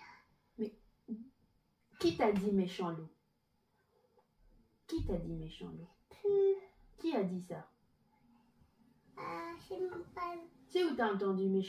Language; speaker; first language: French; native; French